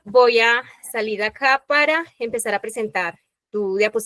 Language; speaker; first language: Spanish; native; Spanish